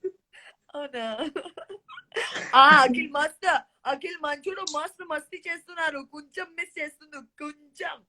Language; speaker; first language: Telugu; non-native, learner; Gujarati